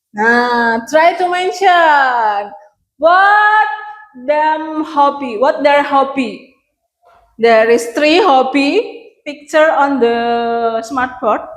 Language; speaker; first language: English; non-native, learner; Indonesian